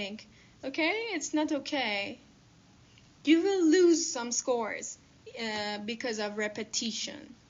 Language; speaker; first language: English; non-native, fluent; Persian